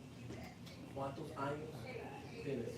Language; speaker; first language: Spanish; non-native, fluent; English